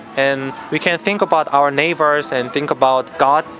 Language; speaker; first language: English; non-native, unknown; Korean